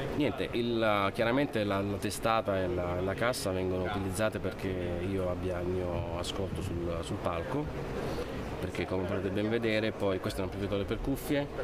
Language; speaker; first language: Italian; native; Italian